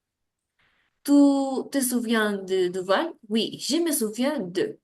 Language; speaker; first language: French; non-native, learner; Spanish